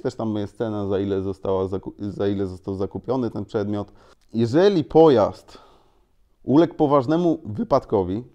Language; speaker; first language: Polish; native; Polish